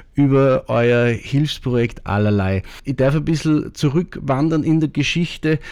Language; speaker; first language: German; native; German